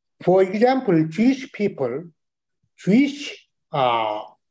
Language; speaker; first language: English; non-native, learner; Chinese